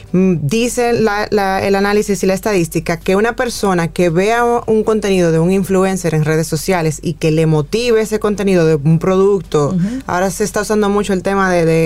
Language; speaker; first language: Spanish; native; Spanish